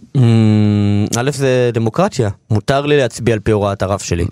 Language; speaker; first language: Hebrew; native; Hebrew